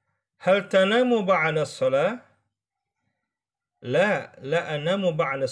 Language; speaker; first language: Arabic; non-native, fluent; Indonesian